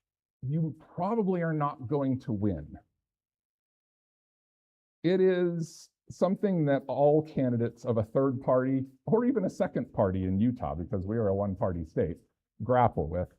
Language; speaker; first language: English; native; English